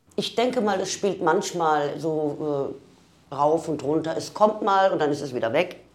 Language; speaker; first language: German; early bilingual, other home language; Turkish